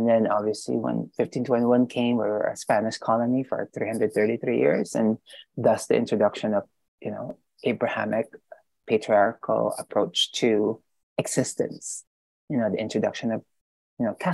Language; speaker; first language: English; non-native, local second language; Filipino